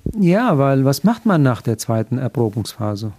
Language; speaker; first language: German; non-native, fluent; Arabic